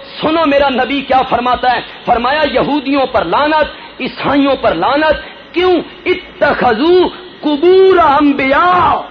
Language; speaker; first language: Urdu; non-native, local second language; Punjabi